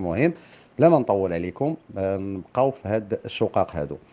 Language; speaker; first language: Arabic; native; Arabic